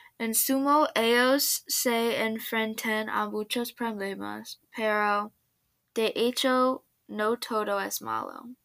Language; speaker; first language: Spanish; non-native, learner; English